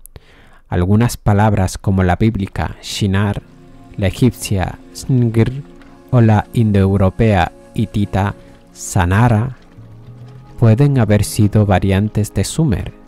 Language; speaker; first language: Spanish; native; Spanish